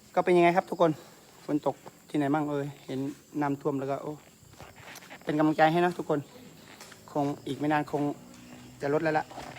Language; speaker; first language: Thai; native; Thai